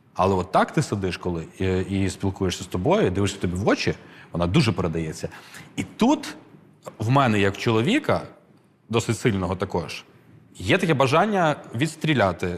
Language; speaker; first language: Ukrainian; native; Ukrainian